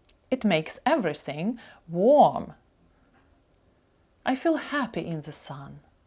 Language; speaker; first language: English; non-native, fluent; Ukrainian